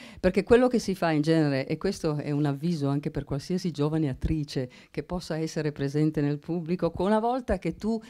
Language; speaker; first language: Italian; native; Italian